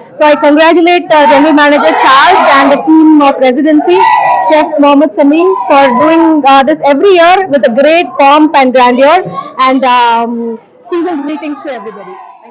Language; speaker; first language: English; non-native, local second language; Tamil